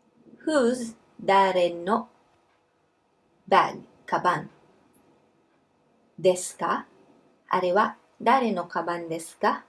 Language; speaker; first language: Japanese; non-native, fluent; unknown